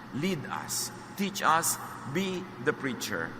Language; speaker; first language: English; non-native, local second language; Filipino